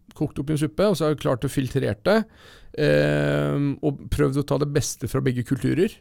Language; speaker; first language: Norwegian; early bilingual, other home language; Persian